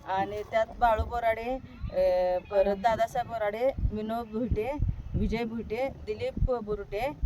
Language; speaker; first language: Marathi; native; Marathi